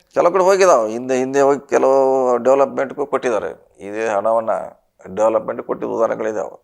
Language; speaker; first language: Kannada; native; Kannada